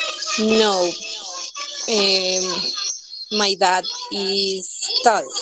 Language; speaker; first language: English; non-native, learner; Spanish